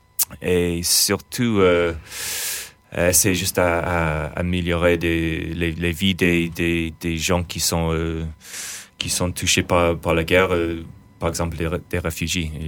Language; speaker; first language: French; non-native, fluent; English